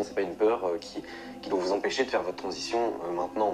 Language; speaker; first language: French; native; French